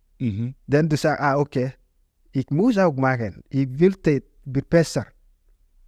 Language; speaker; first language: German; non-native, learner; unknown